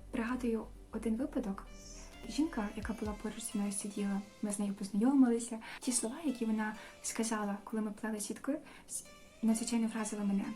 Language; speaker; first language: Ukrainian; native; Ukrainian